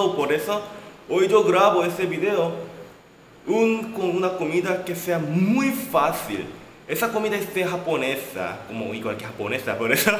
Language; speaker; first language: Spanish; non-native, learner; Korean